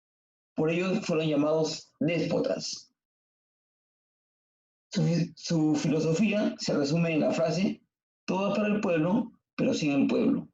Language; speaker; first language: Spanish; native; Spanish